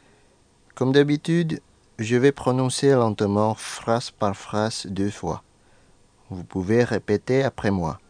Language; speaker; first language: French; non-native, fluent; Indonesian